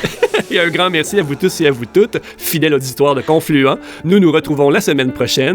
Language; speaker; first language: French; native; French